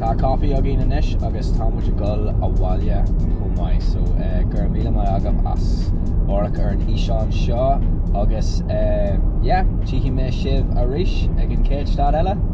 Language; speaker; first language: Irish; non-native, local second language; English